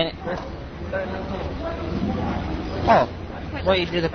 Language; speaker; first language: Italian; native; Italian